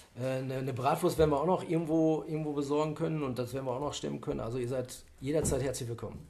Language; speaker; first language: German; native; German